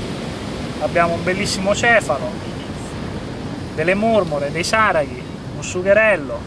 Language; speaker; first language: Italian; native; Italian